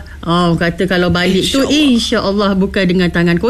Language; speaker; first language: Malay; native; Malay